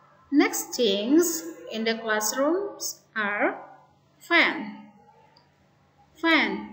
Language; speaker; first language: English; non-native, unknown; Indonesian